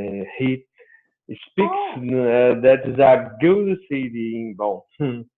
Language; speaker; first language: English; non-native, learner; Portuguese